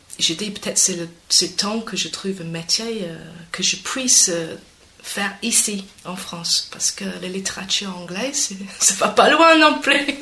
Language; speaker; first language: French; non-native, fluent; English